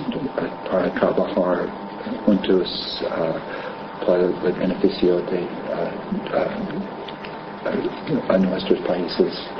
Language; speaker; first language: Spanish; non-native, learner; English